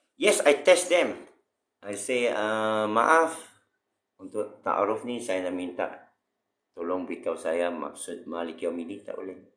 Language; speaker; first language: Malay; non-native, local second language; Chinese